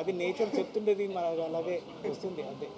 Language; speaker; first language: Telugu; non-native, fluent; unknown